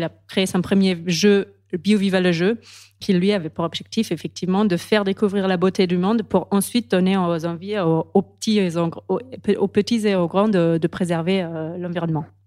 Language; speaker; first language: French; non-native, fluent; German